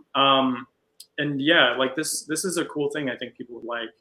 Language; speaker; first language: English; native; English